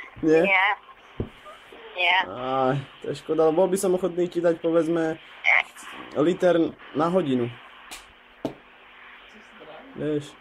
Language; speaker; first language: Slovak; native; Slovak